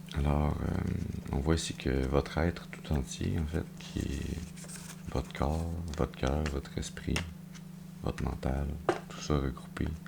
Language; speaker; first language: French; native; French